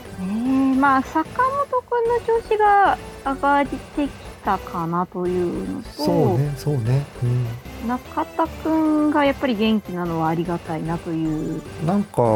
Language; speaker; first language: Japanese; native; Japanese